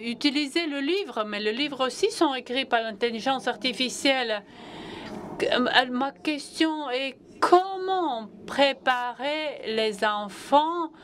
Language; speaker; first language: French; non-native, fluent; Latvian